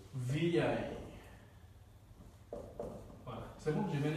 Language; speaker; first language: French; non-native, fluent; Bangla